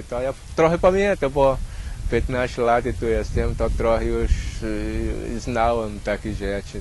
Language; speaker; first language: Polish; non-native, learner; Portuguese